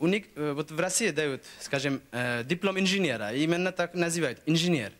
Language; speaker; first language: Russian; non-native, fluent; Bangla